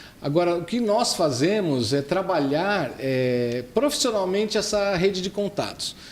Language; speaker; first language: Portuguese; native; Portuguese